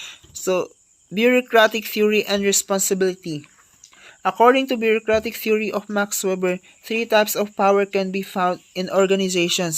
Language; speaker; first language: English; non-native, local second language; Filipino